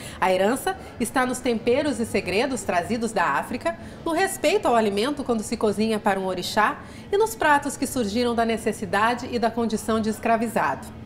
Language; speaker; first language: Portuguese; native; Portuguese